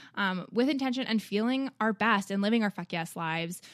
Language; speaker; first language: English; native; English